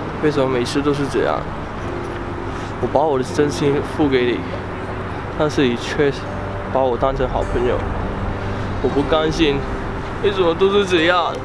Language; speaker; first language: Chinese; non-native, local second language; Cantonese